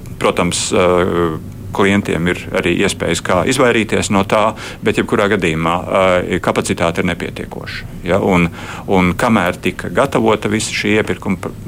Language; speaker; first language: Latvian; native; Latvian